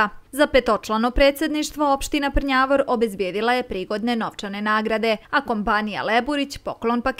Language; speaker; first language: Serbian; native; Serbian